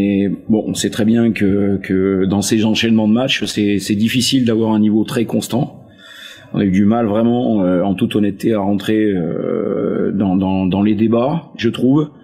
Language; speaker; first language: French; native; French